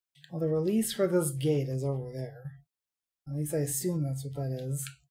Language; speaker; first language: English; native; English